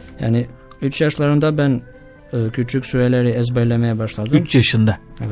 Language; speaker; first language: Turkish; non-native, learner; Albanian